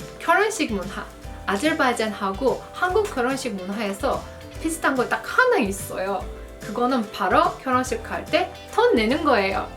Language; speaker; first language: Korean; non-native, fluent; Azerbaijani